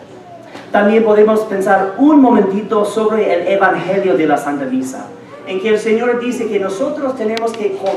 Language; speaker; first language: Spanish; non-native, fluent; English